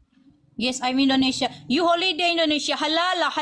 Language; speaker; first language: English; non-native, learner; Indonesian